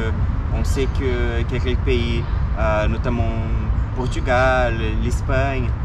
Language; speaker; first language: French; non-native, fluent; Portuguese